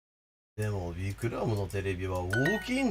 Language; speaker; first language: Japanese; non-native, learner; English